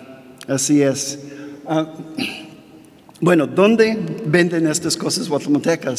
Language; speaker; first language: Spanish; non-native, fluent; English